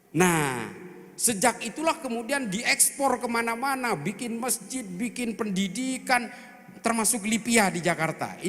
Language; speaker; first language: Indonesian; non-native, local second language; Madurese